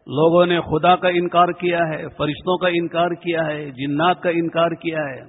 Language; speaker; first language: Urdu; native; Urdu